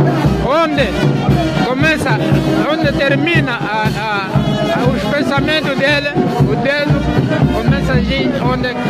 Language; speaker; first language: Portuguese; non-native, learner; Lingala